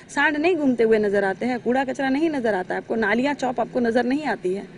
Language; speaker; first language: Hindi; native; Hindi